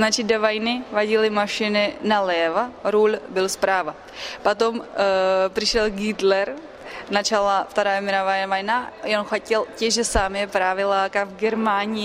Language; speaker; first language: Russian; non-native, fluent; Czech